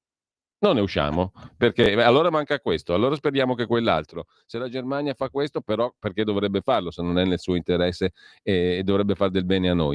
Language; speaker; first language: Italian; native; Italian